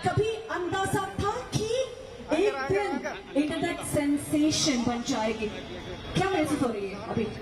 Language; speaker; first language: Hindi; non-native, local second language; Malayalam